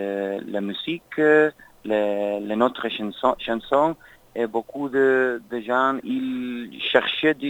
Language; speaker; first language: French; non-native, learner; Spanish